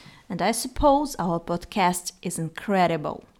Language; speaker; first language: English; non-native, fluent; Russian